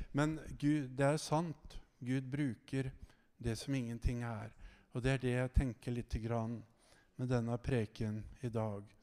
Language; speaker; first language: Norwegian; native; Norwegian